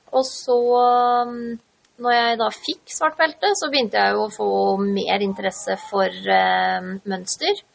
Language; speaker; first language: Norwegian; native; Norwegian